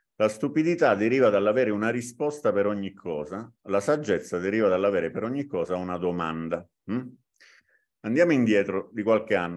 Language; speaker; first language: Italian; native; Italian